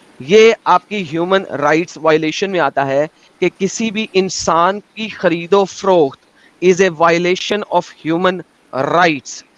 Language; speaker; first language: Urdu; native; Urdu